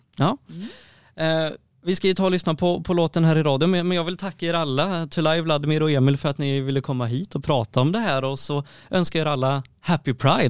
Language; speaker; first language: Swedish; native; Swedish